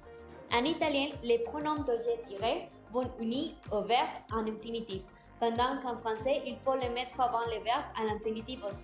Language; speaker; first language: French; non-native, learner; Spanish